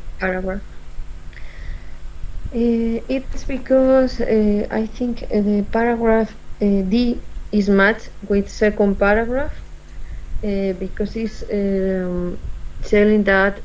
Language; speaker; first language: English; non-native, learner; Spanish